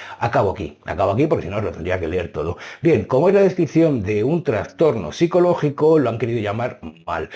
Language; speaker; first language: Spanish; native; Spanish